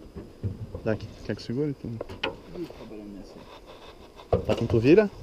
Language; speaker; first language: Portuguese; native; Portuguese